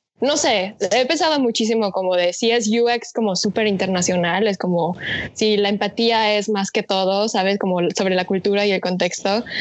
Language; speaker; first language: Spanish; early bilingual, other home language; Korean